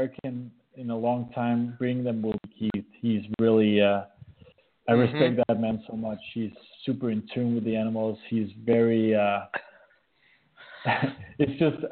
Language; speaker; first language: English; non-native, fluent; Danish